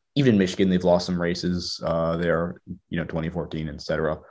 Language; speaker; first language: English; native; English